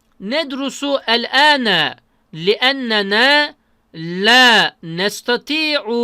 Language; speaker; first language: Arabic; non-native, fluent; Turkish